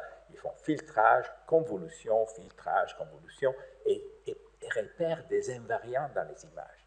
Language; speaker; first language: French; native; French